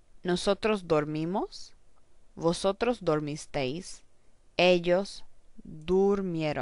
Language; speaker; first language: Spanish; non-native, fluent; English